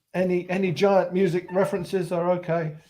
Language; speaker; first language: English; native; English